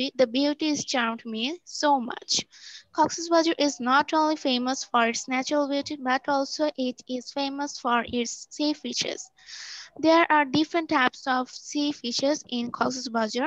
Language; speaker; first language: English; non-native, learner; Bangla